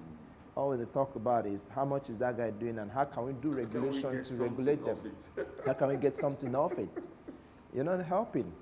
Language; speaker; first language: English; non-native, local second language; Igbo